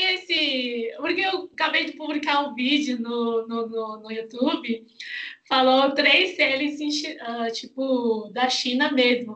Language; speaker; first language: Portuguese; non-native, fluent; Chinese